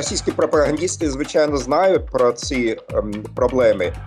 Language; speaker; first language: Ukrainian; non-native, fluent; German